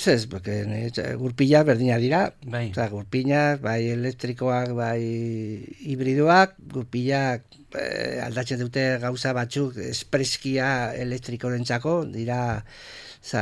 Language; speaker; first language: Basque; non-native, local second language; Spanish